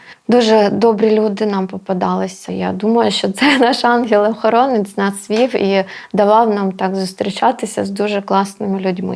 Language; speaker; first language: Ukrainian; non-native, local second language; Russian